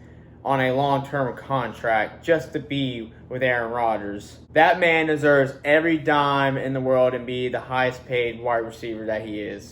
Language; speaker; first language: English; native; English